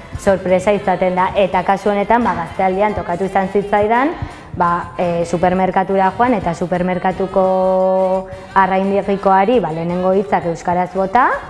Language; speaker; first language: Basque; non-native, local second language; Spanish